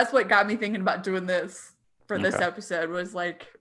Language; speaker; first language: English; native; English